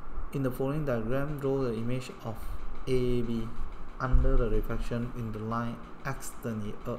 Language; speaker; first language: English; non-native, local second language; Chinese